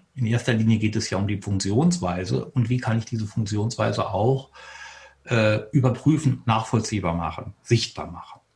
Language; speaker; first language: German; native; German